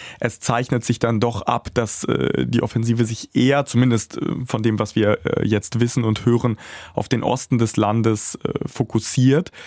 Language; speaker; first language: German; early bilingual, other home language; Russian